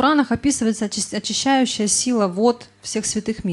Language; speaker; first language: Russian; native; Russian